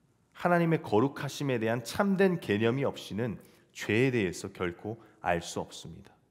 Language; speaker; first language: Korean; native; Korean